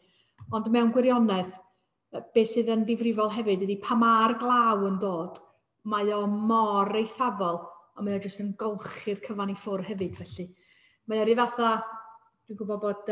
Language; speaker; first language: Welsh; native; Welsh